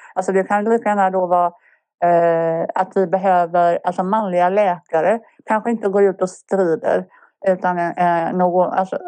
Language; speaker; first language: Swedish; non-native, fluent; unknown